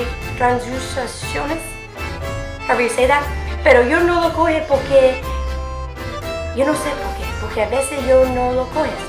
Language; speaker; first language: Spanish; early bilingual, heritage; English